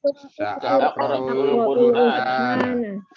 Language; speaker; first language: Arabic; non-native, learner; Indonesian